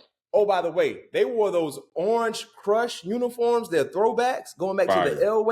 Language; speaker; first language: English; native; English